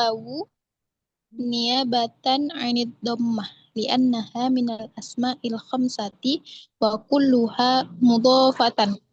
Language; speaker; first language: Arabic; non-native, learner; Indonesian